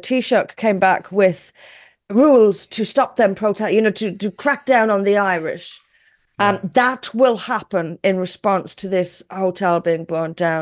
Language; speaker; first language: English; native; English